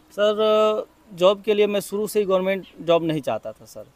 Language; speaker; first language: Hindi; native; Hindi